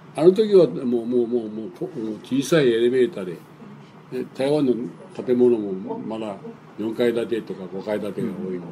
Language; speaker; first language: Japanese; non-native, local second language; Chinese